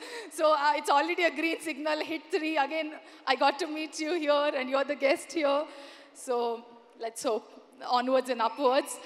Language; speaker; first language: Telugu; non-native, local second language; Kannada